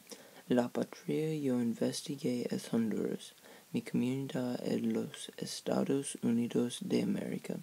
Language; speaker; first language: Spanish; non-native, learner; English